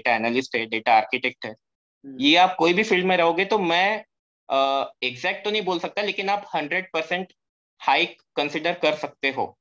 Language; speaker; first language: Hindi; non-native, local second language; Marathi